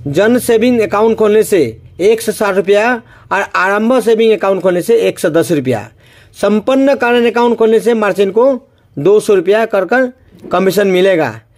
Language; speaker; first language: Hindi; native; Hindi